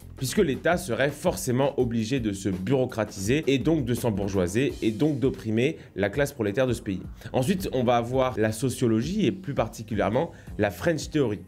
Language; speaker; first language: French; native; French